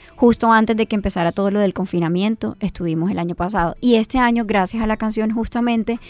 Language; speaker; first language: Spanish; native; Spanish